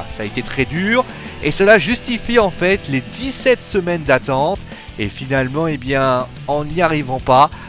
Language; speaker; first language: French; native; French